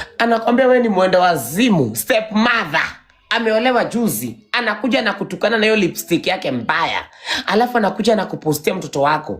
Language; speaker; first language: Swahili; non-native, local second language; Kikuyu